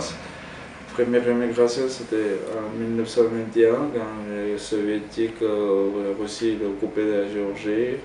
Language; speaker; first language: French; non-native, fluent; Georgian